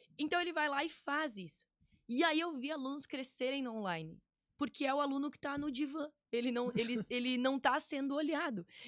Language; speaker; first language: Portuguese; native; Portuguese